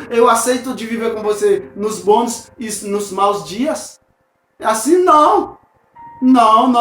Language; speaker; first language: Portuguese; non-native, fluent; Haitian Creole